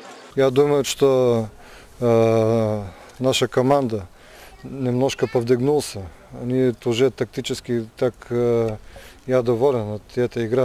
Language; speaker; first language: Russian; non-native, learner; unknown